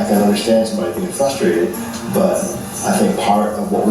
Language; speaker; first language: English; native; English